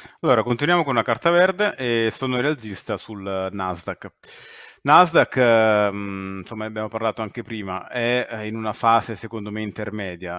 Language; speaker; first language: Italian; native; Italian